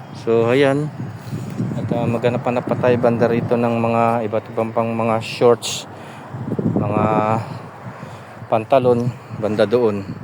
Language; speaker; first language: Filipino; non-native, local second language; Pampanga